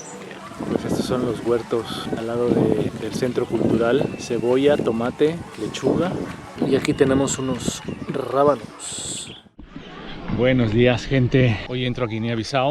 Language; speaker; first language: Spanish; native; Spanish